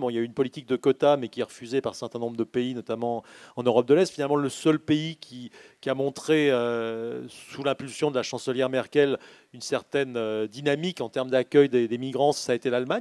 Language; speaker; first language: French; native; French